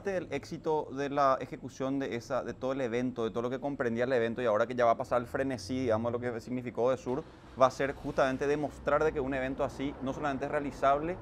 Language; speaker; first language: Spanish; native; Spanish